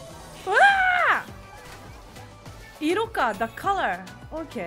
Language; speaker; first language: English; non-native, fluent; Japanese